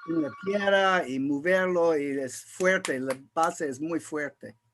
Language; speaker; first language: Spanish; non-native, fluent; English